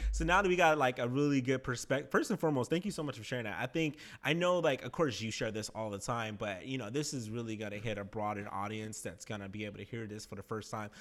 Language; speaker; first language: English; native; English